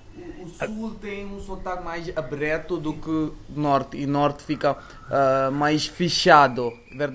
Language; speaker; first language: Portuguese; non-native, learner; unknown